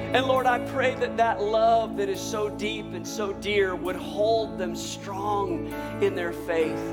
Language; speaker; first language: English; native; English